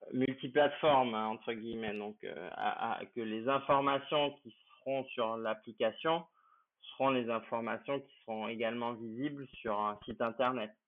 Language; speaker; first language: French; native; French